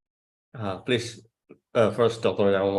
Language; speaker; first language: English; non-native, fluent; Indonesian